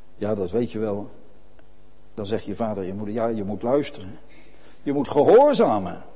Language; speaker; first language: Dutch; native; Dutch